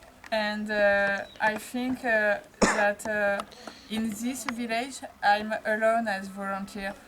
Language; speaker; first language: English; non-native, learner; French